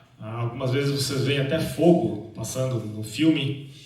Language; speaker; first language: Portuguese; native; Portuguese